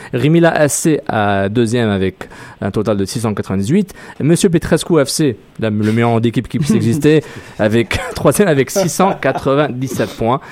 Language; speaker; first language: French; native; French